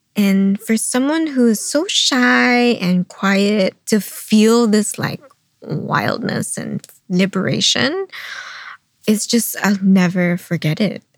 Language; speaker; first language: English; non-native, local second language; Filipino